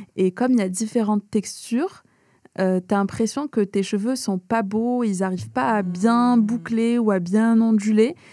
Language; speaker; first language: French; early bilingual, other home language; Arabic